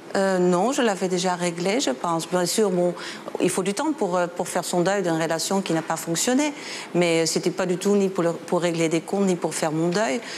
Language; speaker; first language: French; non-native, fluent; Dutch